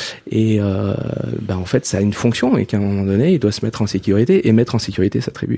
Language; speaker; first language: French; native; French